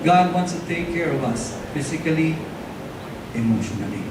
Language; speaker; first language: English; non-native, local second language; Filipino